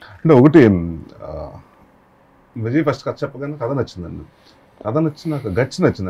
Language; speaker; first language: Telugu; native; Telugu